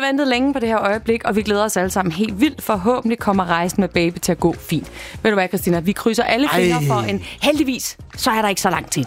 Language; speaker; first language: Danish; native; Danish